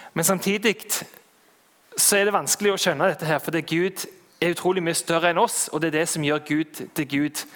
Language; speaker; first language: Norwegian; native; Norwegian